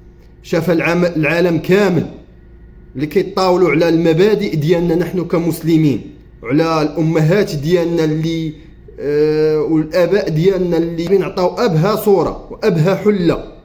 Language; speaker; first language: Arabic; native; Arabic